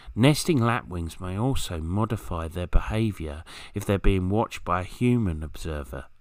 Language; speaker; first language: English; native; English